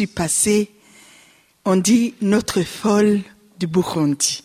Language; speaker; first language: French; non-native, local second language; Rundi